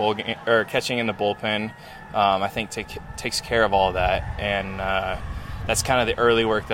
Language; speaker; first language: English; native; English